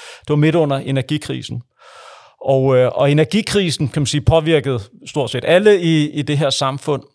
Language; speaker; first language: Danish; native; Danish